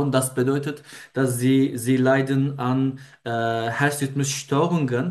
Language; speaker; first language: German; non-native, learner; Turkish